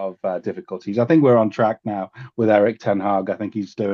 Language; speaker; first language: English; native; English